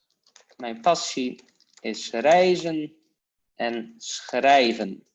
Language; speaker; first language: Dutch; non-native, fluent; Polish